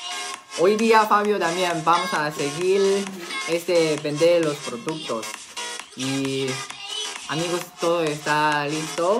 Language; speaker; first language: Spanish; non-native, learner; Chinese